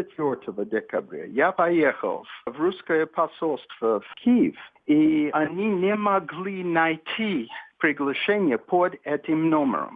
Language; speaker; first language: Russian; non-native, fluent; English